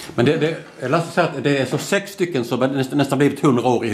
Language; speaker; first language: Swedish; native; Swedish